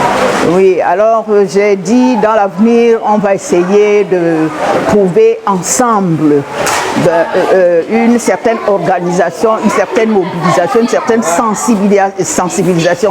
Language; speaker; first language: French; non-native, local second language; Duala